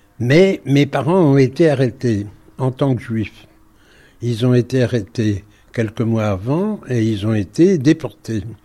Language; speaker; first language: French; native; French